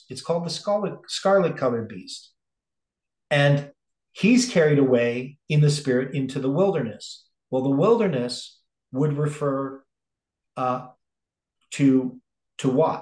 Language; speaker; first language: English; native; English